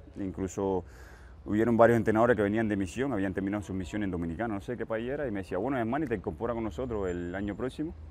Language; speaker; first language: Spanish; native; Spanish